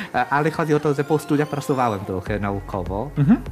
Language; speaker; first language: Polish; non-native, fluent; Vietnamese